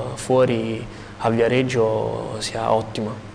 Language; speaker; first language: Italian; native; Italian